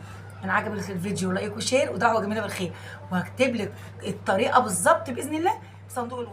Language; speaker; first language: Arabic; native; Arabic